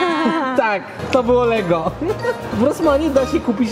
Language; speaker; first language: Polish; native; Polish